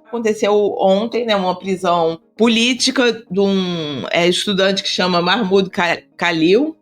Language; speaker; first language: Portuguese; native; Portuguese